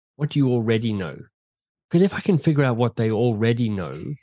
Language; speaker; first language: English; native; English